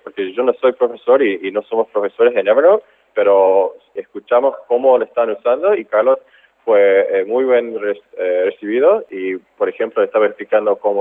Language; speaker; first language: Spanish; non-native, fluent; English